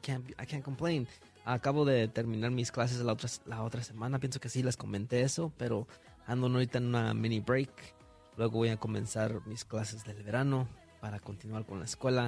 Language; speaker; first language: Spanish; early bilingual, heritage; Spanish